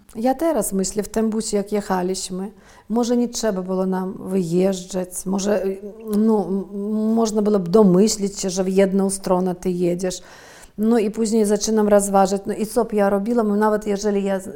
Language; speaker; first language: Polish; early bilingual, heritage; Polish